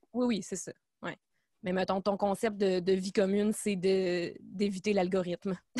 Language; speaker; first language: French; native; French